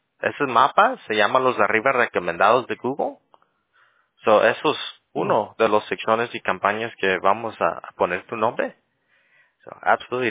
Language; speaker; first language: Spanish; early bilingual, heritage; Spanish